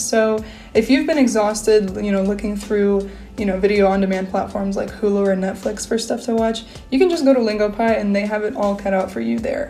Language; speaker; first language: English; native; English